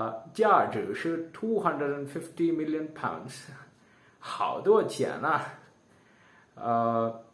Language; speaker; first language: Chinese; non-native, learner; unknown